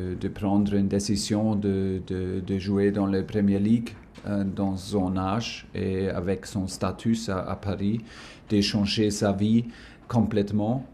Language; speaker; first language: French; non-native, learner; German